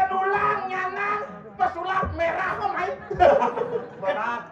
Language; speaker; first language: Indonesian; non-native, local second language; Balinese